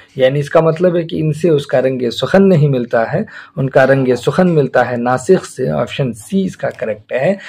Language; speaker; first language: Urdu; native; Urdu